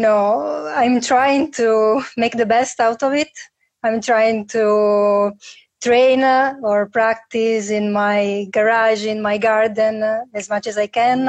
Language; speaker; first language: English; non-native, fluent; Italian